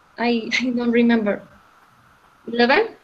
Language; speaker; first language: English; non-native, learner; Spanish